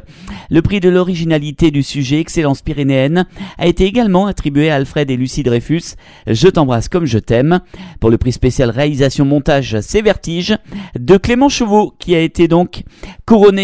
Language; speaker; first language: French; native; French